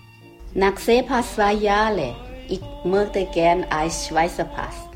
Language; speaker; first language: German; non-native, learner; Thai